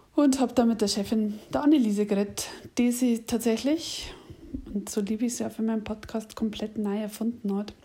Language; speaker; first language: German; native; German